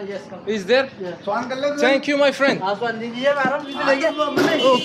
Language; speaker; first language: English; non-native, learner; French